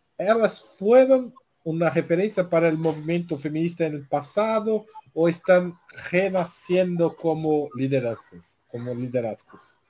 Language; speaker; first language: Spanish; non-native, learner; Portuguese